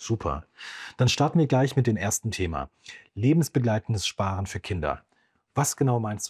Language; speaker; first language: German; native; German